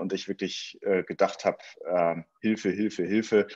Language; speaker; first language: German; native; German